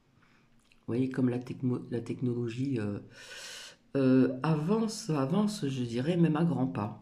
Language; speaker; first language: French; native; French